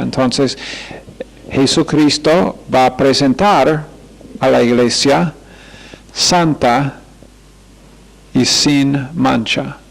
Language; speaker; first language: Spanish; non-native, fluent; English